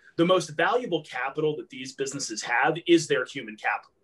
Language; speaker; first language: English; native; English